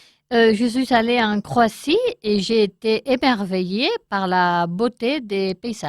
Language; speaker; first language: French; non-native, learner; Spanish